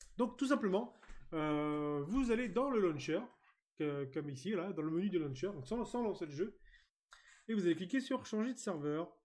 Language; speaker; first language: French; native; French